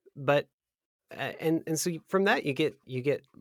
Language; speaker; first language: English; native; English